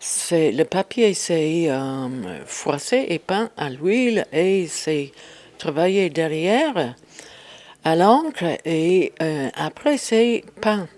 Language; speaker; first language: French; non-native, fluent; English